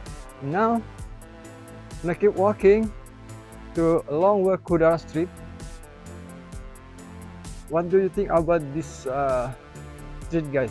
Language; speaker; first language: English; non-native, learner; Indonesian